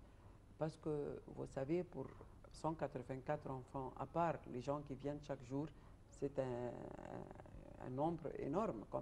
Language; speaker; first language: French; non-native, fluent; Arabic